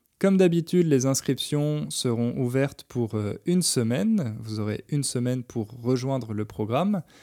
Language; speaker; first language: French; native; French